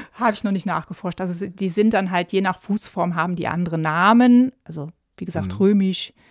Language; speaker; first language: German; native; German